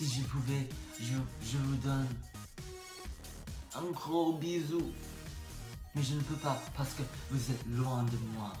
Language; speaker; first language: French; non-native, learner; English